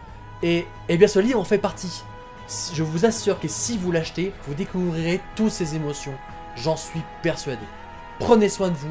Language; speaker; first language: French; native; French